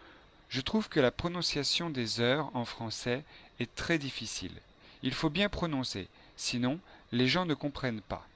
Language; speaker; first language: French; non-native, learner; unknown